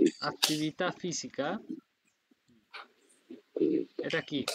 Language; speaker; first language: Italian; non-native, fluent; Bangla